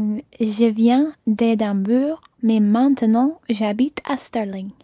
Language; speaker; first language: French; non-native, learner; English